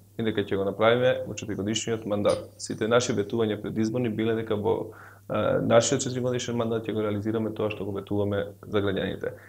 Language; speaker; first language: Macedonian; non-native, local second language; Albanian